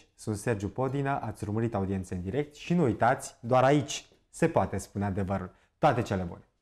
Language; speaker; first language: Romanian; native; Romanian